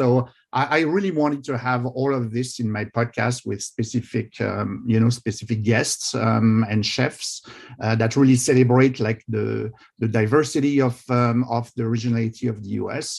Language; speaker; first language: English; non-native, fluent; French